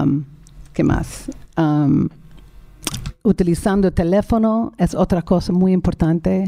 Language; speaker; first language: Spanish; non-native, fluent; English